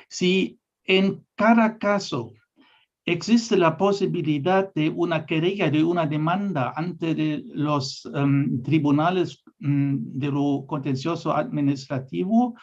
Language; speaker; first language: Spanish; non-native, fluent; German